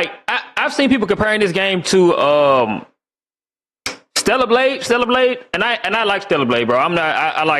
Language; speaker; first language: English; native; English